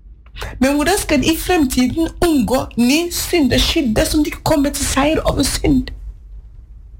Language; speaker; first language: Norwegian; non-native, fluent; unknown